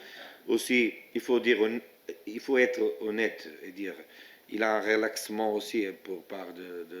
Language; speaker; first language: French; non-native, fluent; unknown